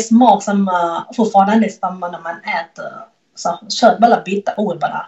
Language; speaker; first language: Swedish; non-native, learner; Thai